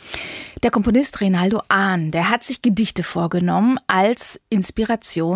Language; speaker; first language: German; native; German